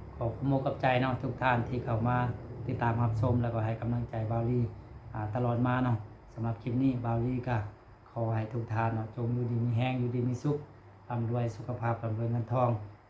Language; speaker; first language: Lao; non-native, local second language; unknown